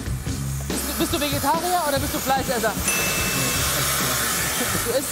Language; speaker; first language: German; native; German